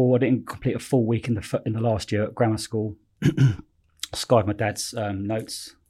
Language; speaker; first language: English; native; English